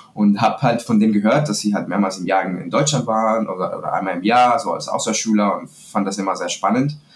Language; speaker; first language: German; non-native, fluent; Spanish